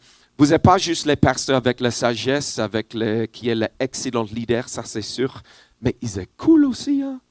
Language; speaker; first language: French; non-native, learner; English